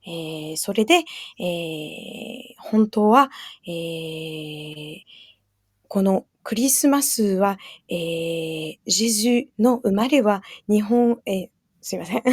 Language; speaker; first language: Japanese; non-native, fluent; French